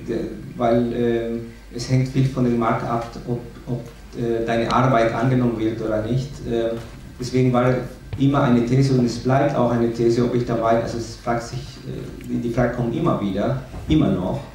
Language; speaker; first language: German; non-native, fluent; Spanish